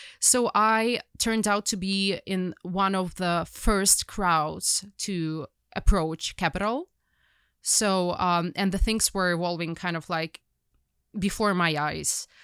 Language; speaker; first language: English; non-native, fluent; Ukrainian